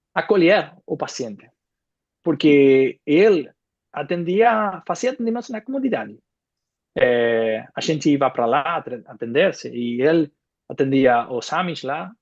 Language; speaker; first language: Portuguese; non-native, fluent; Spanish